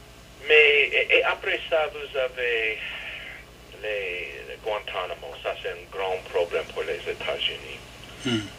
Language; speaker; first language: French; non-native, fluent; English